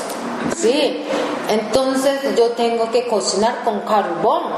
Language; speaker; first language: Spanish; non-native, learner; Japanese